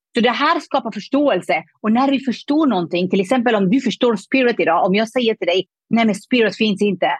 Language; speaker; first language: Swedish; non-native, fluent; Persian